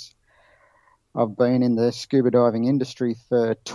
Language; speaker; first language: English; native; English